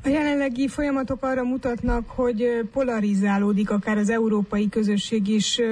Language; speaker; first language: Hungarian; native; Hungarian